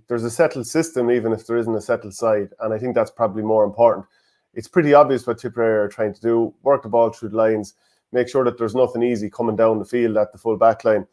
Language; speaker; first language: English; native; English